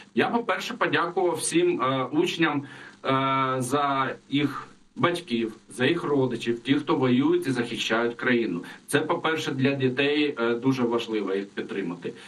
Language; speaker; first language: Ukrainian; non-native, local second language; Russian